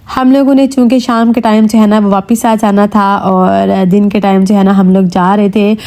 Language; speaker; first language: Urdu; native; Urdu